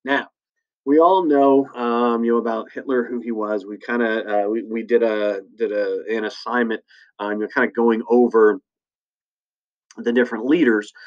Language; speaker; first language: English; native; English